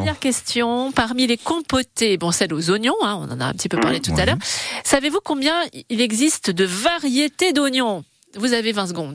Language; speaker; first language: French; native; French